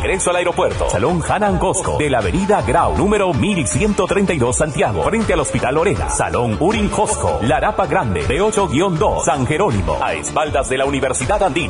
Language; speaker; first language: Spanish; native; Spanish